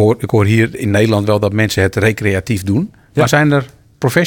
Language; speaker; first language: Dutch; native; Dutch